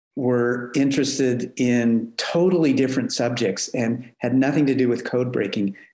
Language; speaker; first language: English; native; English